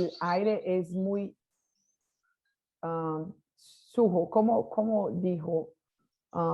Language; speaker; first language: Spanish; non-native, learner; Portuguese